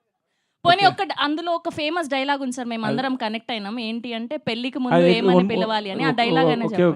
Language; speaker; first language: Telugu; native; Telugu